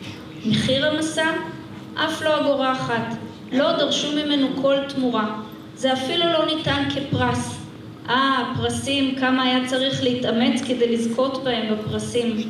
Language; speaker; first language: Hebrew; native; Hebrew